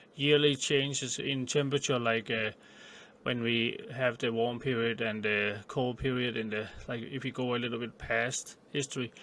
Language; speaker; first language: English; non-native, fluent; Danish